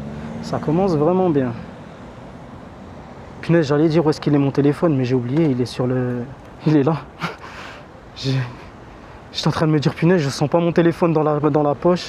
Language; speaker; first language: French; native; French